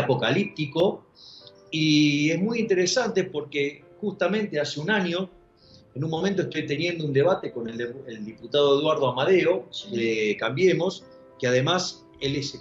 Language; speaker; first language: Spanish; native; Spanish